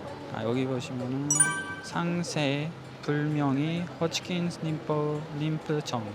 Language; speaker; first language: Korean; non-native, learner; Uzbek